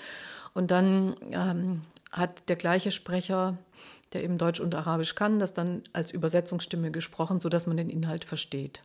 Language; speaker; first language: German; native; German